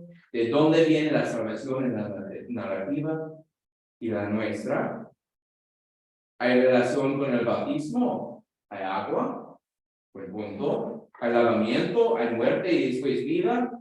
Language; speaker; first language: Spanish; non-native, fluent; English